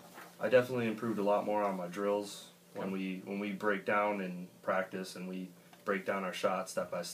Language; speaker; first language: English; native; English